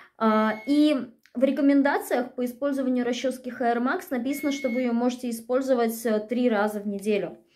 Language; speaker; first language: Russian; native; Russian